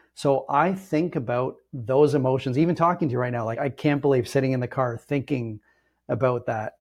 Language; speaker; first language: English; native; English